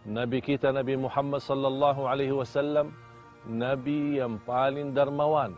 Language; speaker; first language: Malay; non-native, fluent; Arabic